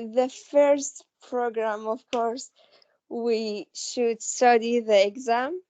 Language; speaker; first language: English; non-native, learner; Central Kurdish